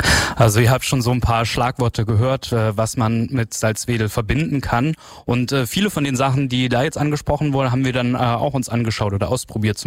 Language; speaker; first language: German; native; German